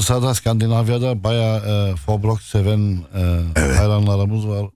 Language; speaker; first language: Turkish; early bilingual, other home language; Arabic